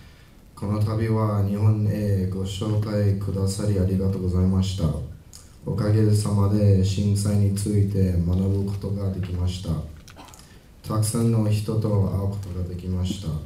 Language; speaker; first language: Japanese; non-native, learner; English